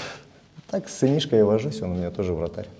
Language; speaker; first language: Russian; native; Russian